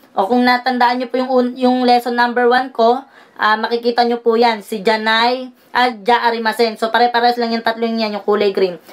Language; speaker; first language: Filipino; native; Filipino